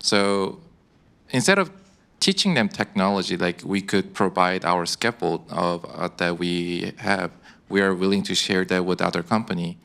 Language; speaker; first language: English; non-native, fluent; Korean